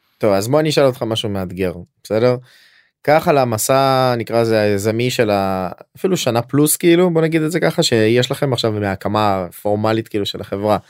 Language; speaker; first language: Hebrew; native; Hebrew